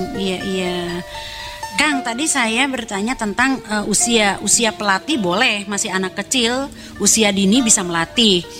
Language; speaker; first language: Indonesian; native; Indonesian